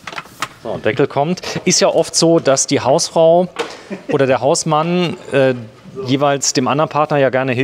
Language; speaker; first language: German; native; German